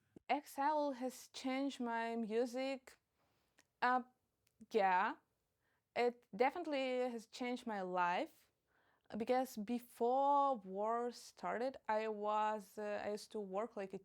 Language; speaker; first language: English; non-native, fluent; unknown